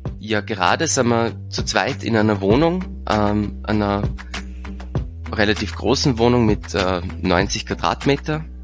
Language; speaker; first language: German; native; German